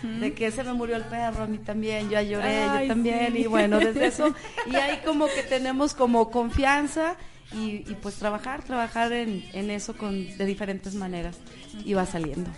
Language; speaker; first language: Spanish; native; Spanish